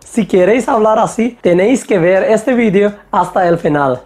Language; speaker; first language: Spanish; non-native, fluent; Hindi